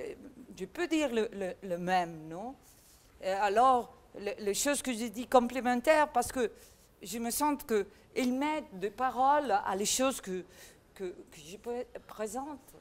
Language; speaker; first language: French; non-native, learner; Catalan